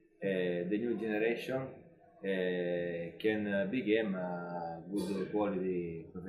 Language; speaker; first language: English; non-native, learner; Italian